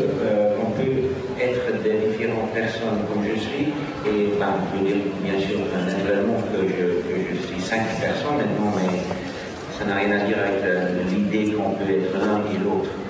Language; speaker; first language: French; non-native, learner; Dutch